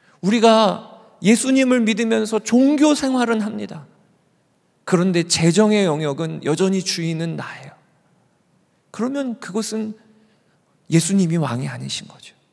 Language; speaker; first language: Korean; native; Korean